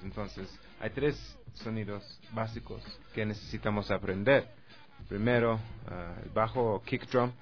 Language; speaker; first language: Spanish; non-native, learner; English